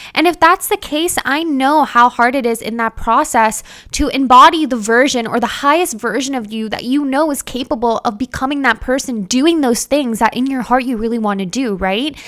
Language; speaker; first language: English; early bilingual, other home language; Hindi